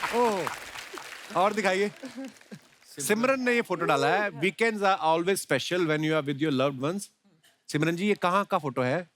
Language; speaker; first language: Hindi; non-native, local second language; Punjabi